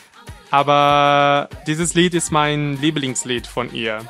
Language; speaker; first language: German; non-native, fluent; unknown